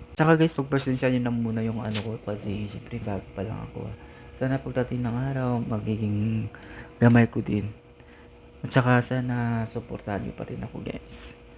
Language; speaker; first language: Filipino; non-native, local second language; Iloko